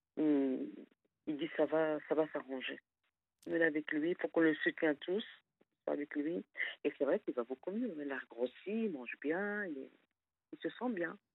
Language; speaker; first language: French; non-native, fluent; Arabic